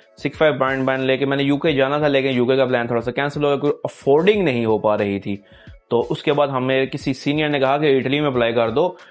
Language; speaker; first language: Urdu; non-native, local second language; Punjabi